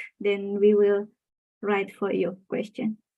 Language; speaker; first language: English; non-native, local second language; Indonesian